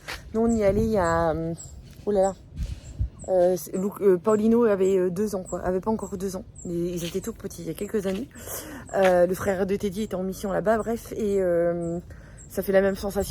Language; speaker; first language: French; native; French